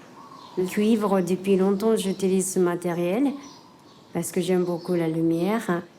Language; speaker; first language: French; non-native, learner; Japanese